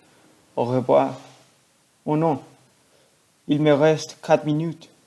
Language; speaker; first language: French; non-native, learner; Spanish